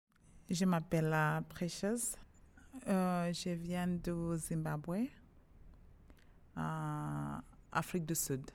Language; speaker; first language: French; non-native, fluent; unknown